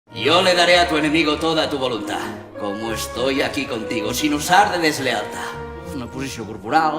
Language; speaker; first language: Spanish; non-native, local second language; Catalan